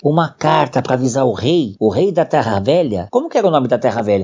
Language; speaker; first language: Portuguese; native; Portuguese